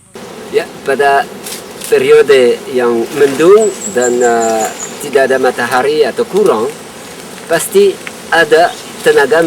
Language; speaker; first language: Indonesian; non-native, learner; French